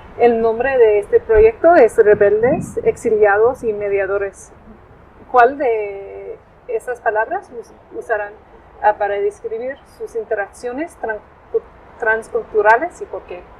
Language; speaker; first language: Spanish; non-native, fluent; English